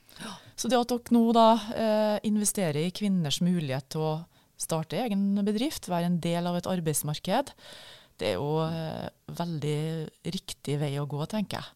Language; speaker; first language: Norwegian; native; Norwegian